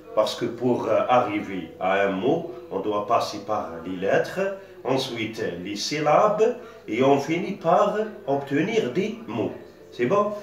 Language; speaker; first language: French; non-native, local second language; Arabic